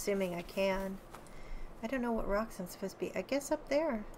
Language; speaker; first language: English; native; English